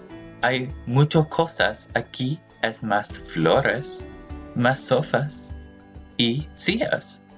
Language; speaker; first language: Spanish; non-native, learner; English